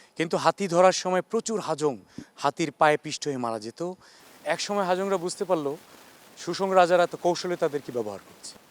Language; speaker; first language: Bangla; non-native, local second language; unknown